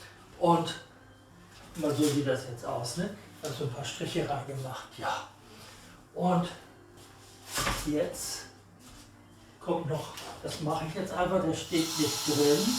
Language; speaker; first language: German; native; German